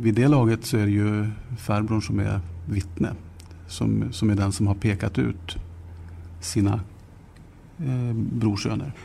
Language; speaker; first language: Swedish; native; Swedish